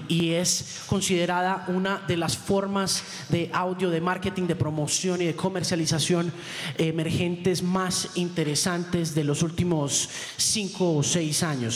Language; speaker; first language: Spanish; native; Spanish